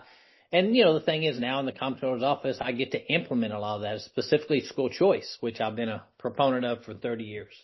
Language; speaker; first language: English; native; English